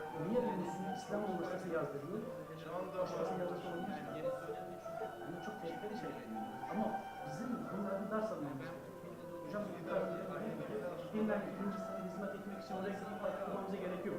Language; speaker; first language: Turkish; non-native, fluent; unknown